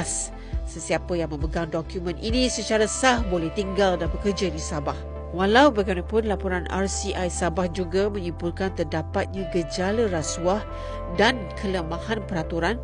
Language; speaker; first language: Malay; native; Malay